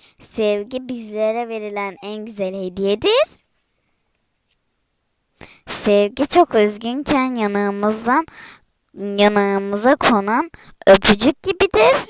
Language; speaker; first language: Turkish; native; Turkish